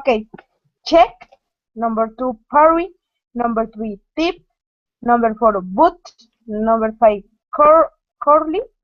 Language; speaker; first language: English; non-native, learner; Spanish